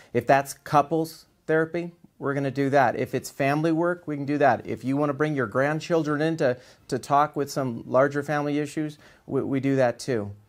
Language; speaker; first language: English; native; English